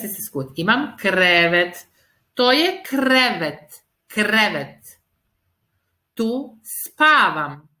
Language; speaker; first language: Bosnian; early bilingual, heritage; Serbian